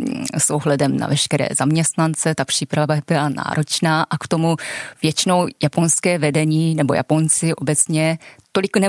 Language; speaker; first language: Czech; non-native, fluent; Japanese